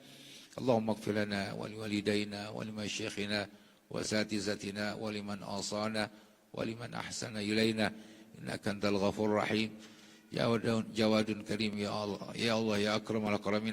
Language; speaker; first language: Arabic; non-native, fluent; Indonesian